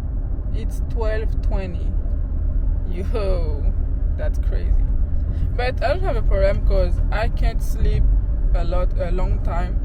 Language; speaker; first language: English; non-native, learner; Haitian Creole